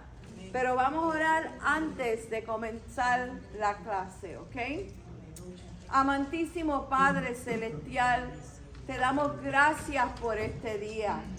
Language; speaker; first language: Spanish; native; Spanish